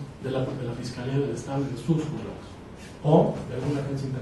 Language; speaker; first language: Spanish; native; Spanish